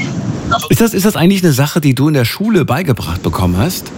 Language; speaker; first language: German; native; German